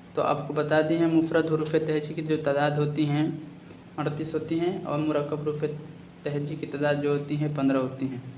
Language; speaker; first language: Hindi; native; Hindi